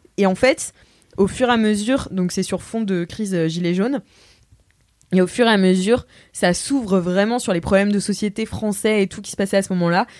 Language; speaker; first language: French; native; French